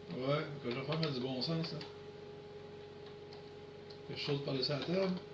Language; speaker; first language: French; native; French